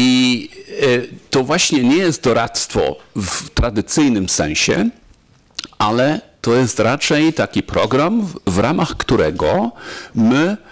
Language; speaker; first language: Polish; non-native, fluent; German